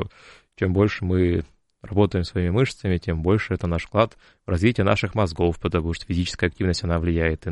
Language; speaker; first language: Russian; native; Russian